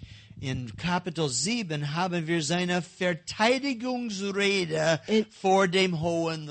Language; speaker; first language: German; non-native, learner; English